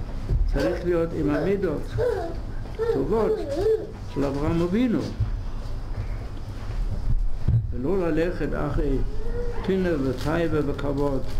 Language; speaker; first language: Hebrew; non-native, fluent; English